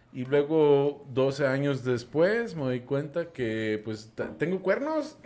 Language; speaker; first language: Spanish; non-native, fluent; English